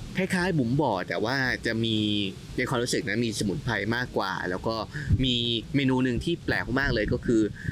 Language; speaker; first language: Thai; native; Thai